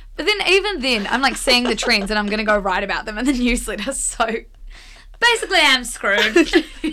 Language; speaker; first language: English; native; English